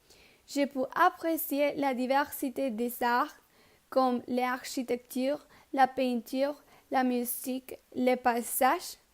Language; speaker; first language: French; non-native, learner; Spanish